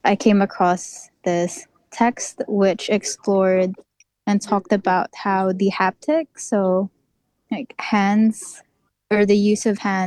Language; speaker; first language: English; non-native, local second language; Filipino